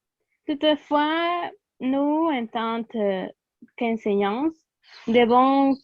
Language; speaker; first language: French; non-native, learner; Spanish